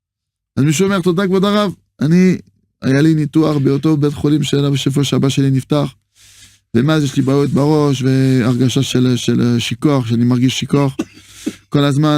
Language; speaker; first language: Hebrew; non-native, fluent; French